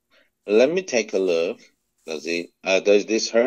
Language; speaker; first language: English; non-native, learner; Korean